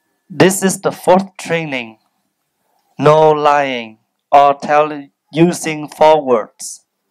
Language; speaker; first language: English; non-native, fluent; Vietnamese